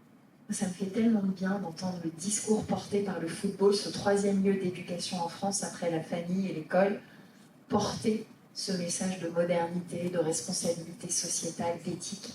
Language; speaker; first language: French; native; French